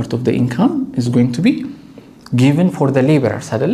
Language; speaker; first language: English; non-native, local second language; Amharic